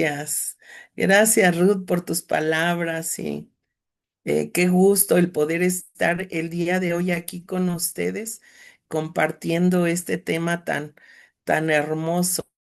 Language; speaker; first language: Spanish; native; Spanish